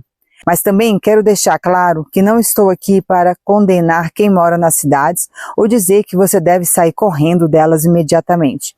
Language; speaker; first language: Portuguese; native; Portuguese